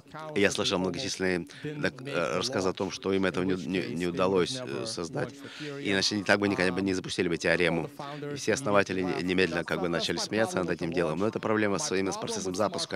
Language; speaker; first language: Russian; native; Russian